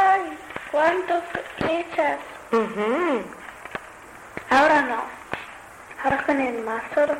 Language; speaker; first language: Spanish; non-native, learner; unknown